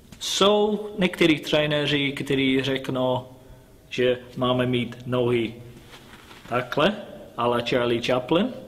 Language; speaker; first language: Czech; non-native, learner; English